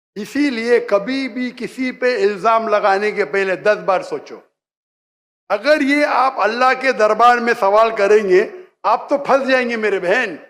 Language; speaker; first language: Urdu; non-native, local second language; Konkani